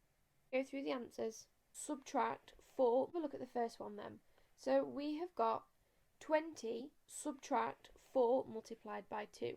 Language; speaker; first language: English; native; English